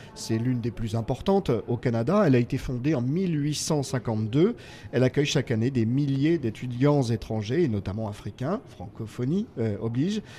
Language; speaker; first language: French; native; French